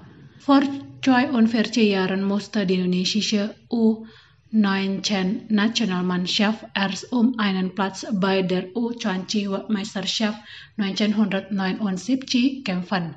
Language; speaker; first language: German; non-native, fluent; Indonesian